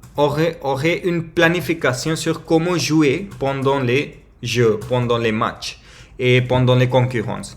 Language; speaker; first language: French; non-native, learner; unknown